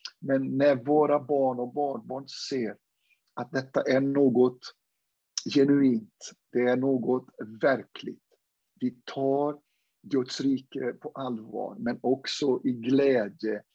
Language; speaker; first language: Swedish; non-native, fluent; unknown